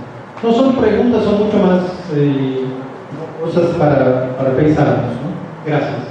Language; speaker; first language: Spanish; non-native, fluent; Portuguese